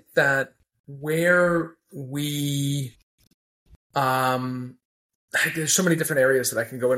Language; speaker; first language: English; native; English